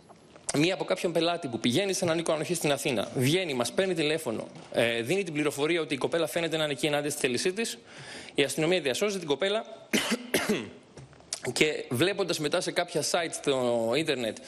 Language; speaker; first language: Greek; native; Greek